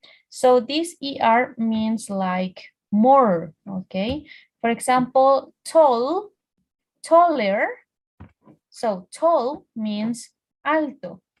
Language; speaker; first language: English; non-native, fluent; Spanish